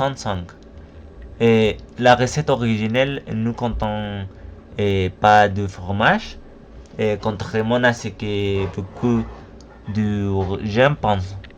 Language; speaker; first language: French; non-native, learner; Spanish